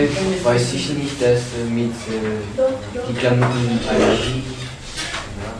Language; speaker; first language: German; non-native, learner; French